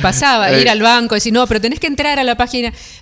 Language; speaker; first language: Spanish; native; Spanish